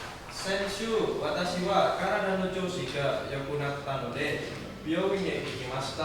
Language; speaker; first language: Japanese; non-native, learner; Indonesian